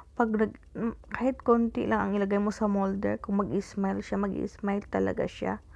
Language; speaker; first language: Filipino; non-native, local second language; Cebuano